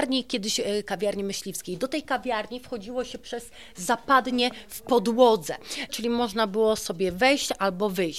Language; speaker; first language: Polish; native; Polish